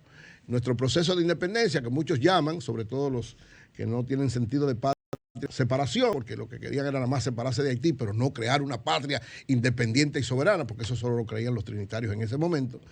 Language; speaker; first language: Spanish; native; Spanish